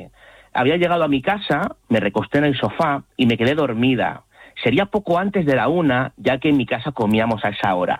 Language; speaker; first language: Spanish; native; Spanish